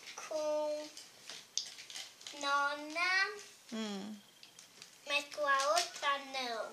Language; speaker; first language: Portuguese; early bilingual, heritage; Portuguese